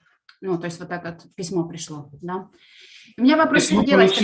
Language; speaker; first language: Russian; native; Russian